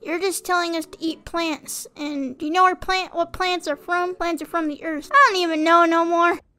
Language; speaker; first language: English; native; English